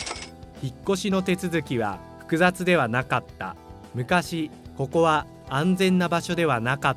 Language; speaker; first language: Japanese; non-native, learner; English